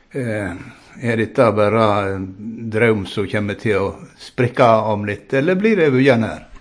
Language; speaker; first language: Norwegian; native; Norwegian